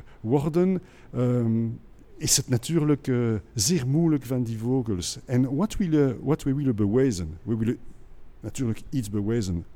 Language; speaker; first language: Dutch; non-native, local second language; French